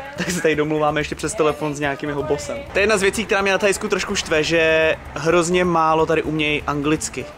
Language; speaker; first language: Czech; early bilingual, other home language; Vietnamese